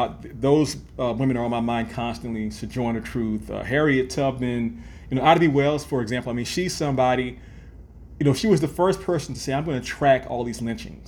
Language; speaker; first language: English; native; English